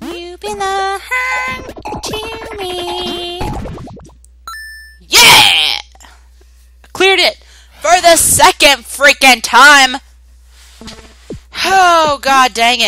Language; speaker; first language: English; native; English